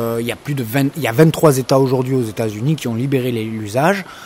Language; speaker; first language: French; native; French